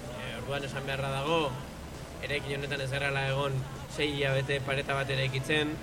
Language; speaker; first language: Basque; native; Basque